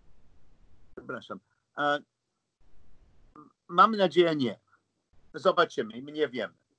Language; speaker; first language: Polish; non-native, learner; English